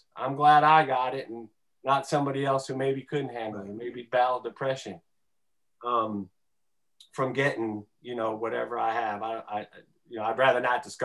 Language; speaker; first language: English; native; English